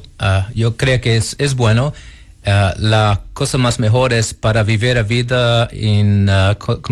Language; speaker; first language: Spanish; non-native, learner; Portuguese